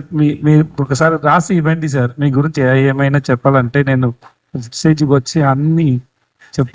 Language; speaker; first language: Telugu; non-native, fluent; Tamil